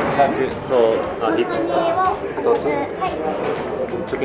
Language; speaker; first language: Japanese; non-native, learner; English